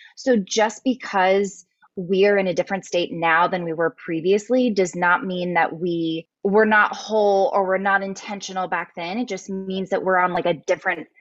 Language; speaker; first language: English; native; English